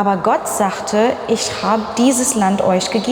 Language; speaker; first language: German; non-native, fluent; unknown